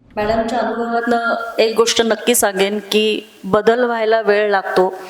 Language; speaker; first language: Marathi; native; Marathi